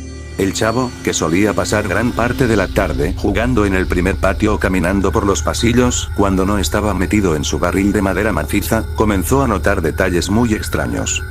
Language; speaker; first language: Spanish; native; Spanish